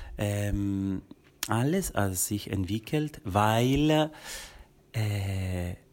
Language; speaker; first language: German; non-native, local second language; Italian